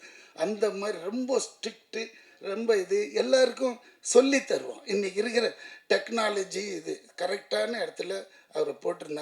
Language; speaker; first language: Tamil; native; Tamil